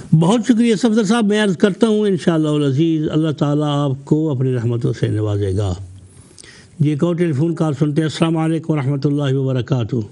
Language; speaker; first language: Urdu; non-native, local second language; Punjabi